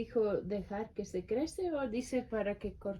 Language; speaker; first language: Spanish; non-native, learner; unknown